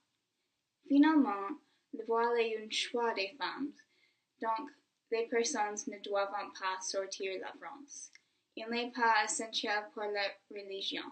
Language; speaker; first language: French; non-native, fluent; English